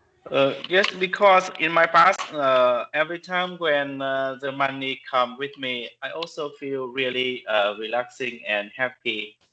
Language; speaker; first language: English; non-native, learner; Vietnamese